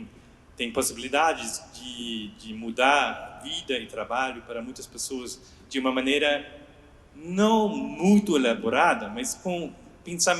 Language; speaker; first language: Portuguese; non-native, fluent; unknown